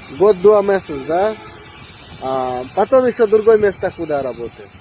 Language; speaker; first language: Russian; non-native, learner; Bangla